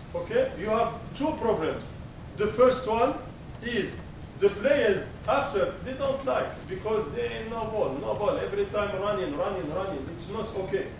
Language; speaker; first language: English; non-native, learner; Arabic